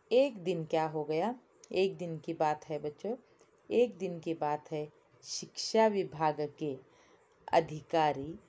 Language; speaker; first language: Hindi; non-native, local second language; Kannada